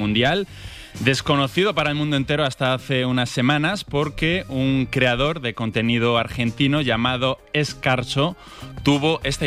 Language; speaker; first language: Spanish; native; Spanish